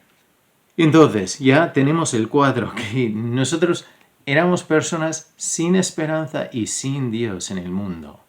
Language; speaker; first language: Spanish; non-native, fluent; English